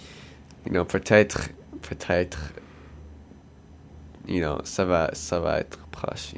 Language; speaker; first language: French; non-native, learner; English